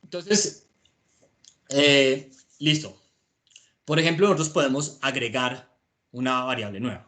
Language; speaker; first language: Spanish; native; Spanish